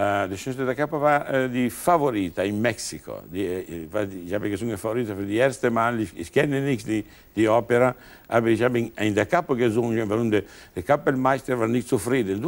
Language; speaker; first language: German; non-native, learner; Italian